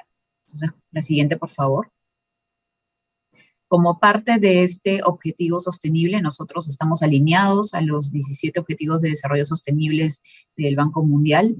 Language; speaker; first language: Spanish; native; Spanish